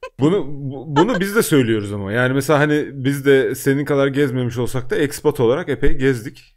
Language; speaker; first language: Turkish; native; Turkish